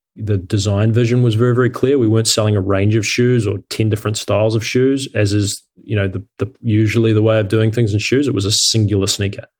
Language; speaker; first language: English; native; English